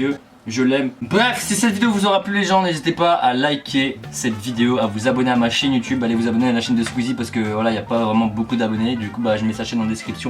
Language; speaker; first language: French; native; French